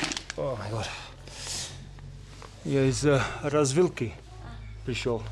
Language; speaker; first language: Russian; non-native, learner; English